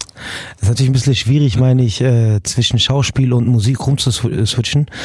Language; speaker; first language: German; early bilingual, other home language; Arabic